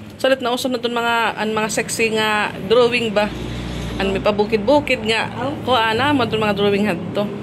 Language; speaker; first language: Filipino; non-native, local second language; Waray